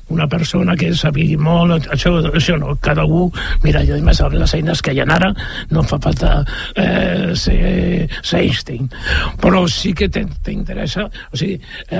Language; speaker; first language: Catalan; native; Catalan